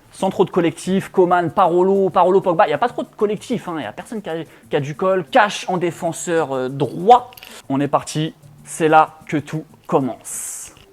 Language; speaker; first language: French; native; French